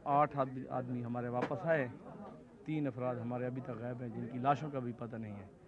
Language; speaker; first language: Urdu; non-native, local second language; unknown